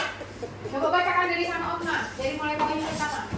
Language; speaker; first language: Indonesian; native; Indonesian